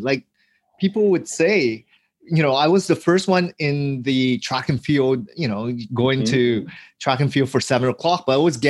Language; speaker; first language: English; native; English